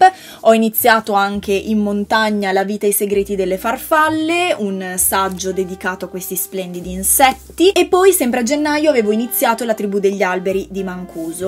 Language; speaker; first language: Italian; native; Italian